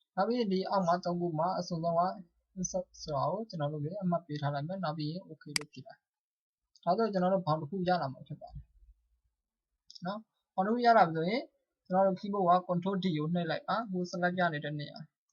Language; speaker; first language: Burmese; non-native, local second language; Hakha Chin